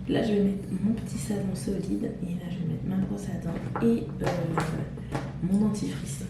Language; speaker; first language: French; native; French